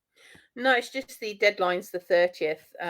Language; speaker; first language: English; native; English